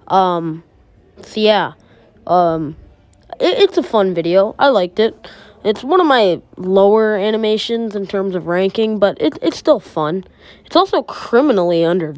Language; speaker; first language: English; native; English